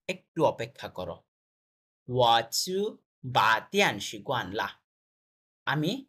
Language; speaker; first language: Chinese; non-native, fluent; Bangla